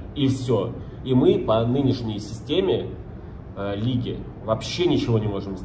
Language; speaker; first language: Russian; native; Russian